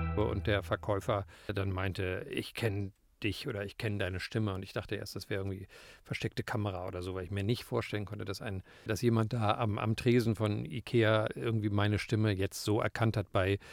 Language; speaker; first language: German; native; German